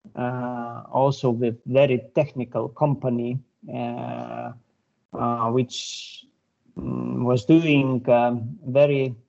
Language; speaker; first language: English; non-native, fluent; Lithuanian